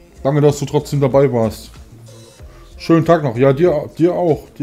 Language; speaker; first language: German; native; German